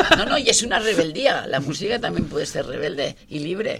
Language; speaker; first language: Spanish; native; Spanish